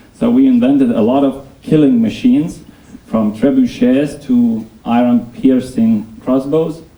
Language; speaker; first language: English; non-native, fluent; Lithuanian